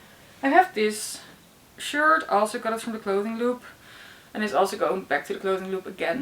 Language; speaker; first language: English; non-native, fluent; Dutch